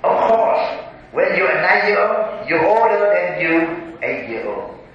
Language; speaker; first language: English; non-native, learner; Vietnamese